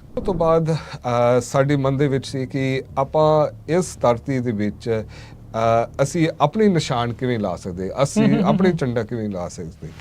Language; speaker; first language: Punjabi; early bilingual, heritage; Punjabi